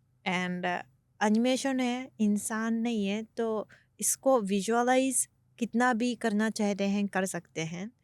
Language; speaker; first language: Hindi; non-native, fluent; Japanese